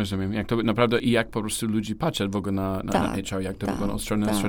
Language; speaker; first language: Polish; non-native, learner; English